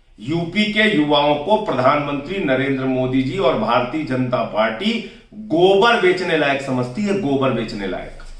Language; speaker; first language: Hindi; native; Hindi